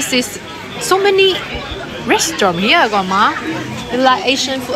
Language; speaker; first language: English; non-native, learner; Chinese